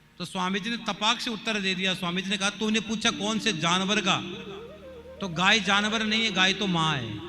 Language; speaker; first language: Hindi; native; Hindi